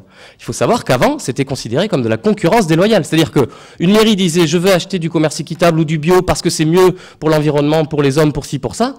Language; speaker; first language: French; native; French